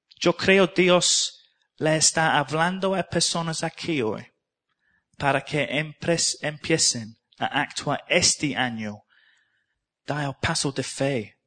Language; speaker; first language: Spanish; non-native, learner; English